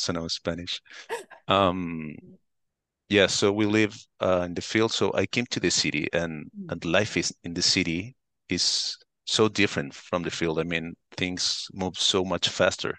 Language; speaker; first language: English; non-native, fluent; Spanish